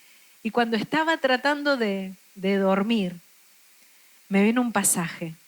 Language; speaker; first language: Spanish; native; Spanish